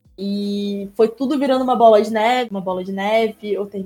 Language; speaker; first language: Portuguese; native; Portuguese